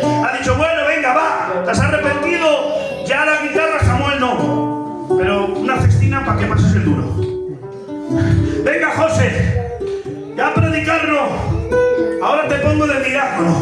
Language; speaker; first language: Spanish; native; Spanish